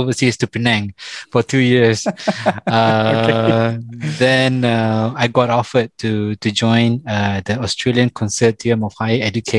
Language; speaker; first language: English; non-native, local second language; Malay